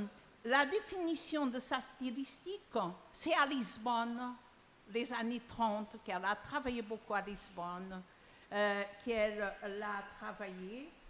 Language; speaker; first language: French; non-native, fluent; Portuguese